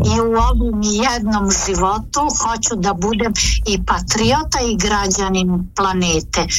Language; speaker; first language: Serbian; native; Serbian